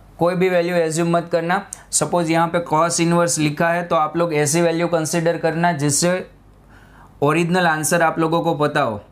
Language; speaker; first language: Hindi; non-native, local second language; Gujarati